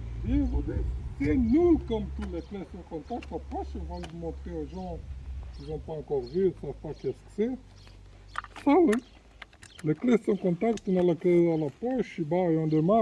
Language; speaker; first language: French; non-native, fluent; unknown